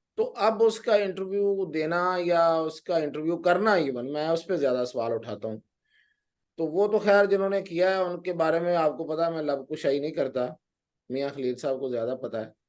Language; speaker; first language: Urdu; non-native, local second language; Punjabi